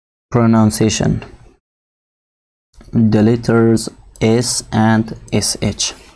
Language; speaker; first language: English; non-native, fluent; Persian